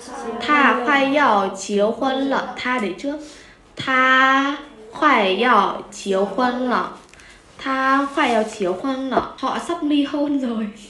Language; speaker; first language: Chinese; non-native, fluent; Vietnamese